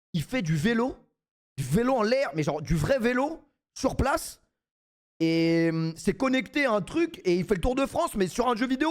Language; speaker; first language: French; native; French